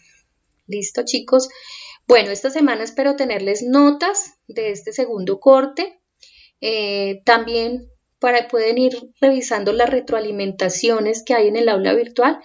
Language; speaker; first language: Spanish; native; Spanish